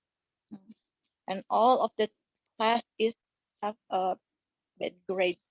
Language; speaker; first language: English; non-native, learner; Indonesian